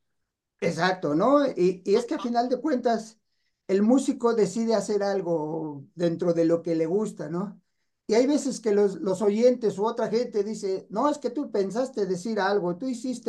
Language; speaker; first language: Spanish; native; Spanish